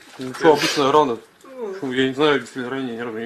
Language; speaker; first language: Russian; native; Russian